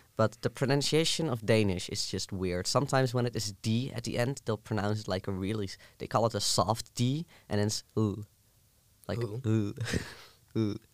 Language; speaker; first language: English; non-native, fluent; Dutch